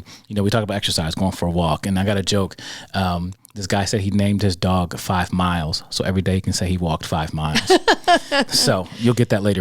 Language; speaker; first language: English; native; English